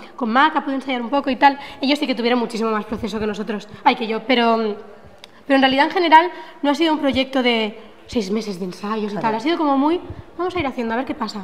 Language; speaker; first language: Spanish; native; Spanish